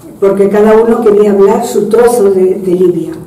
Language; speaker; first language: Spanish; non-native, fluent; French